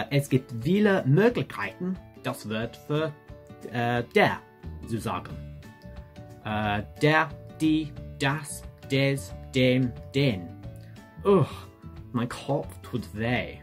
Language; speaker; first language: German; non-native, learner; English